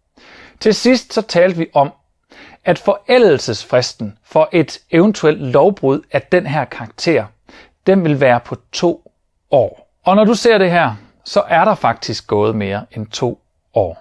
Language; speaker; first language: Danish; native; Danish